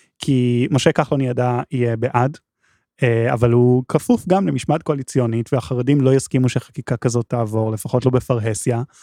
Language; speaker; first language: Hebrew; native; Hebrew